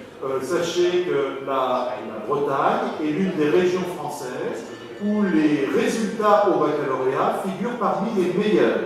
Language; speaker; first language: French; native; French